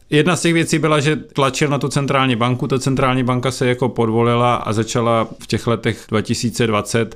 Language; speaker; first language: Czech; native; Czech